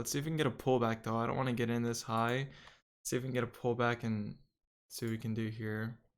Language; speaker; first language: English; native; English